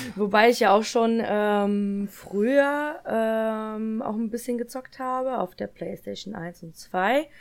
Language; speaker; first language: German; early bilingual, other home language; Polish